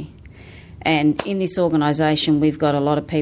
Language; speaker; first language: English; native; English